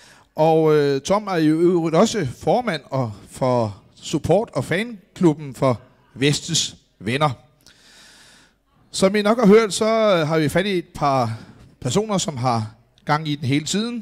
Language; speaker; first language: Danish; native; Danish